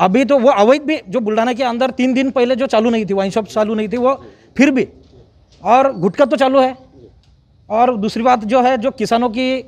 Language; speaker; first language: Hindi; non-native, local second language; Marathi